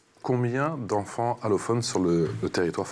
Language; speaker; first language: French; native; French